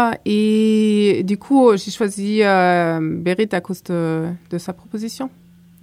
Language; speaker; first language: French; non-native, fluent; German